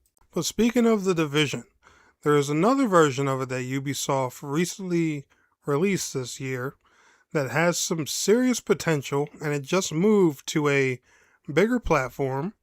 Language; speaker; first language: English; native; English